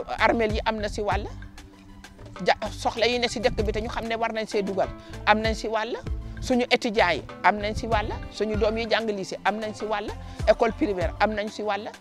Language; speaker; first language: Wolof; non-native, local second language; Serer